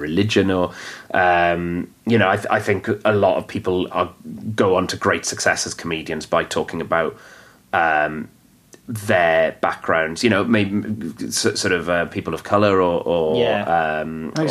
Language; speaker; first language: English; non-native, local second language; Welsh